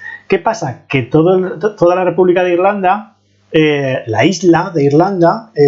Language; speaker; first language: Spanish; native; Spanish